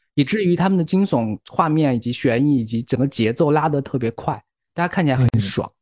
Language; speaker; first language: Chinese; native; Chinese